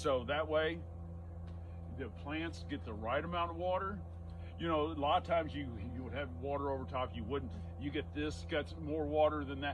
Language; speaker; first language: English; native; English